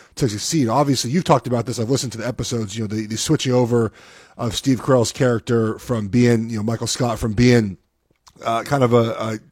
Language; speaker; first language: English; native; English